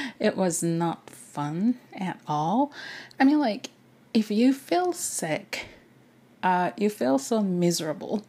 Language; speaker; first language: English; non-native, fluent; Japanese